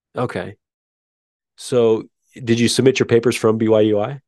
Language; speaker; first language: English; native; English